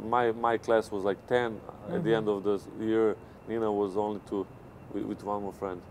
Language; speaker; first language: English; non-native, fluent; Serbian